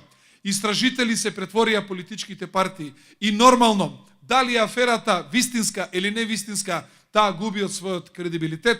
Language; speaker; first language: Macedonian; native; Macedonian